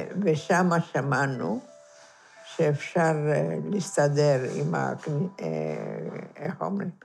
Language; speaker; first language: Hebrew; non-native, fluent; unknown